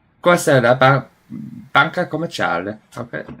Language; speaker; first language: Italian; non-native, learner; English